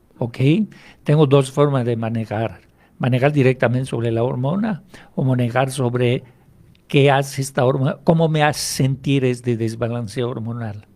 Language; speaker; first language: Spanish; non-native, fluent; French